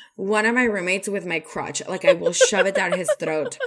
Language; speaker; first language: English; non-native, fluent; Spanish